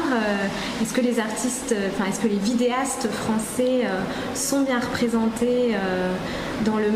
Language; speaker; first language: French; native; French